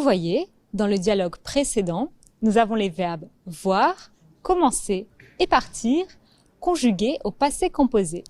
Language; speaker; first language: French; native; French